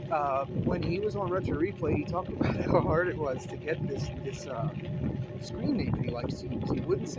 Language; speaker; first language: English; native; English